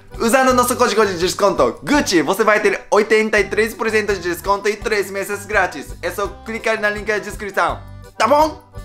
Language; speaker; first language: Portuguese; non-native, learner; Japanese